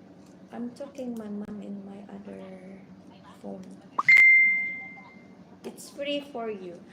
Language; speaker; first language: English; non-native, learner; Bikol